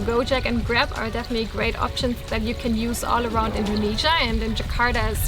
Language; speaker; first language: English; non-native, fluent; German